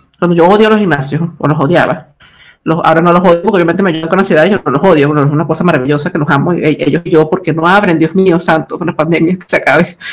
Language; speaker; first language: Spanish; native; Spanish